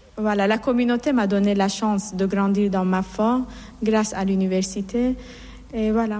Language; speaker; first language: French; non-native, fluent; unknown